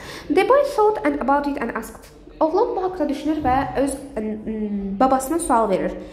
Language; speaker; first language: English; non-native, fluent; Azerbaijani